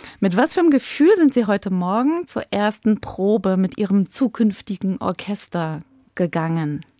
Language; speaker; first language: German; native; German